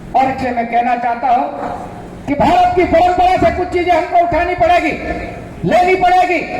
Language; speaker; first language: Hindi; native; Hindi